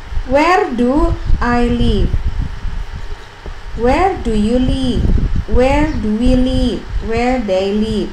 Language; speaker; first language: English; non-native, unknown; Indonesian